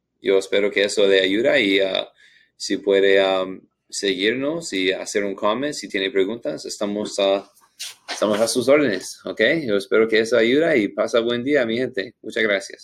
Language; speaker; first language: Spanish; non-native, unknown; English